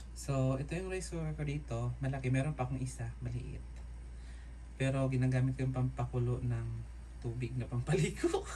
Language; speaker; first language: Filipino; non-native, local second language; Iloko